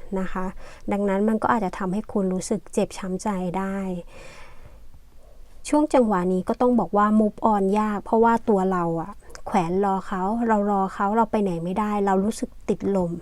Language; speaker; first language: Thai; native; Thai